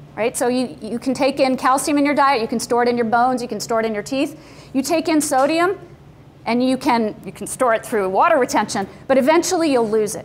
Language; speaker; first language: English; native; English